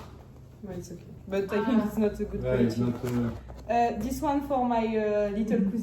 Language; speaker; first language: English; non-native, learner; French